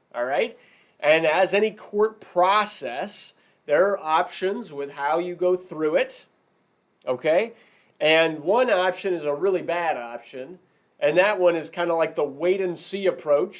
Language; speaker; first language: English; native; English